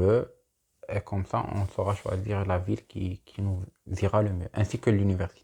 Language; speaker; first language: French; non-native, local second language; Arabic